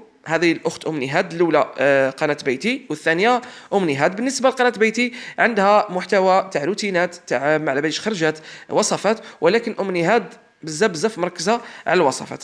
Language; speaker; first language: Arabic; native; Arabic